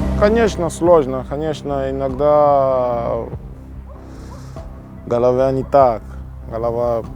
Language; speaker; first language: Russian; non-native, learner; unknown